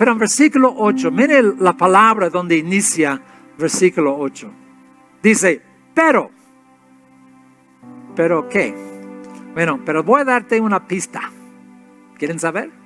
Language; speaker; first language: Spanish; non-native, fluent; English